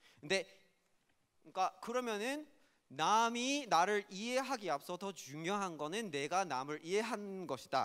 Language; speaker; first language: Korean; non-native, fluent; English